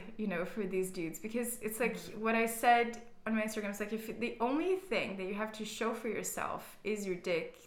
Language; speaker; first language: English; non-native, fluent; Portuguese